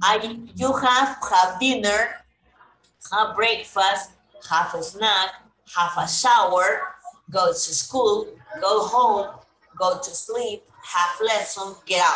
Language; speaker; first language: English; non-native, learner; Spanish